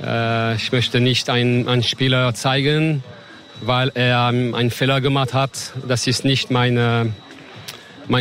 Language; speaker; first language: German; non-native, learner; French